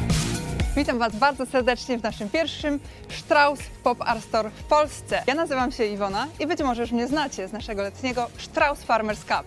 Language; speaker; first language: Polish; native; Polish